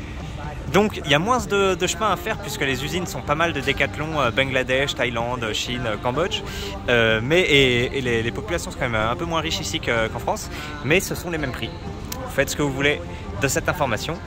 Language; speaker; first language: French; native; French